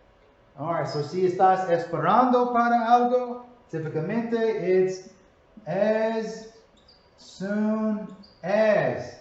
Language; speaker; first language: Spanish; non-native, learner; English